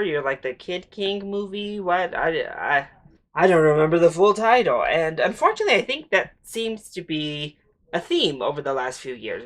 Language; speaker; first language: English; native; English